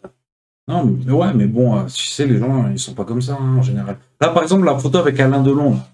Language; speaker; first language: French; native; French